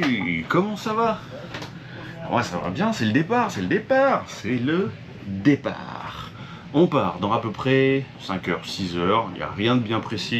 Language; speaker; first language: French; native; French